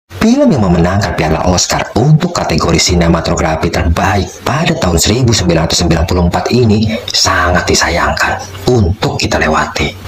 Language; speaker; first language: Indonesian; native; Indonesian